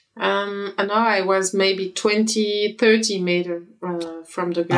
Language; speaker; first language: English; non-native, fluent; French